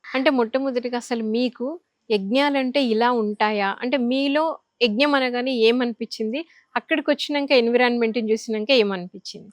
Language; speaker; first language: Telugu; native; Telugu